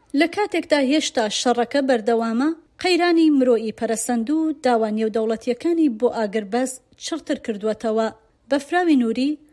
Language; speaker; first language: Central Kurdish; native; Central Kurdish